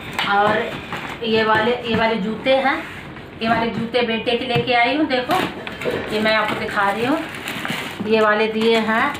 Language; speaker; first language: Hindi; native; Hindi